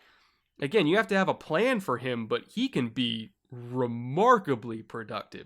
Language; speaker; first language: English; native; English